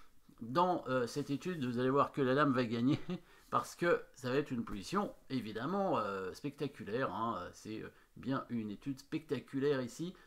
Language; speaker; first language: French; native; French